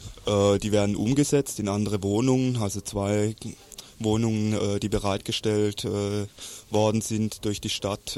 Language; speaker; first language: German; native; German